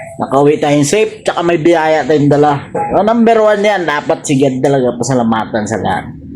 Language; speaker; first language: Filipino; native; Filipino